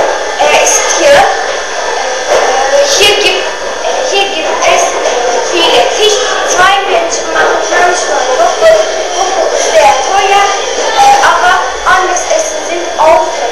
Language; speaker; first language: German; non-native, learner; Turkish